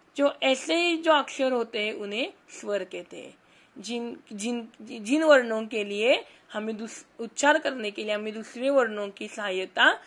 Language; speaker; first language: Hindi; non-native, local second language; Marathi